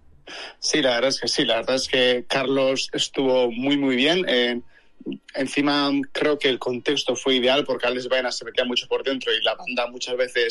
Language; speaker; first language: Spanish; native; Spanish